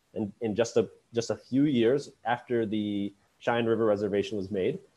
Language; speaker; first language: English; native; English